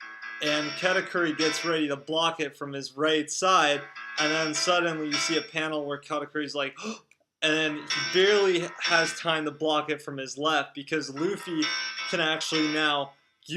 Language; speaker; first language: English; native; English